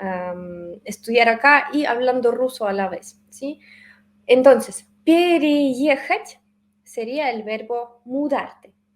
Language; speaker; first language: Spanish; non-native, fluent; Russian